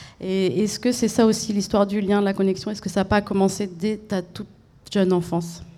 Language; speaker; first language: French; native; French